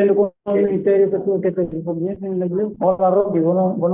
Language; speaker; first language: Spanish; native; Spanish